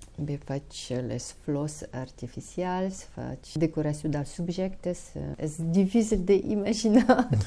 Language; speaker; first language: Catalan; non-native, fluent; Ukrainian